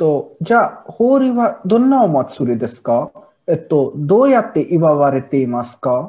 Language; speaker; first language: Japanese; non-native, learner; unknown